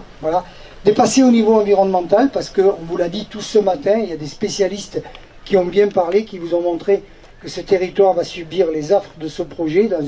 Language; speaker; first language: French; native; French